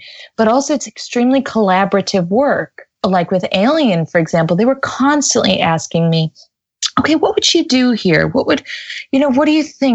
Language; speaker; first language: English; native; English